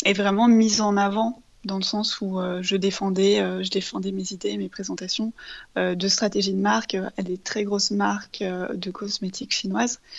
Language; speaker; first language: French; native; French